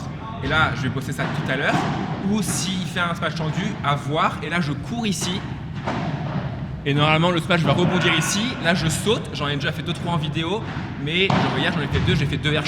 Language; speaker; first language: French; native; French